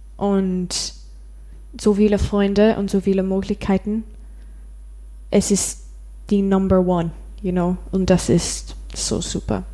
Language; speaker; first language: German; non-native, learner; English